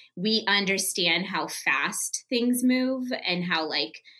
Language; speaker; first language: English; early bilingual, other home language; Portuguese